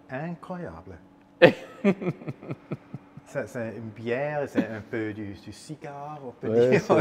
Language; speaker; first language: French; non-native, learner; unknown